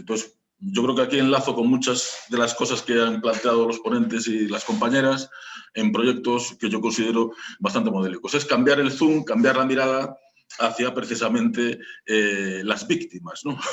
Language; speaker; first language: Spanish; native; Spanish